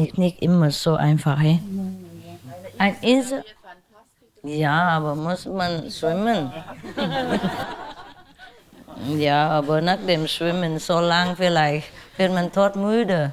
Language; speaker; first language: German; non-native, learner; Vietnamese